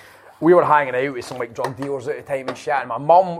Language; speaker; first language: English; native; English